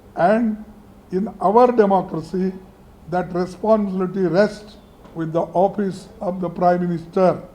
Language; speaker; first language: English; non-native, local second language; Kannada